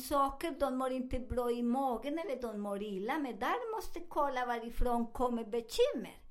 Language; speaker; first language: Swedish; non-native, learner; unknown